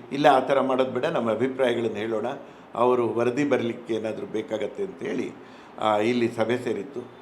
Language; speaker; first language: Kannada; non-native, local second language; Telugu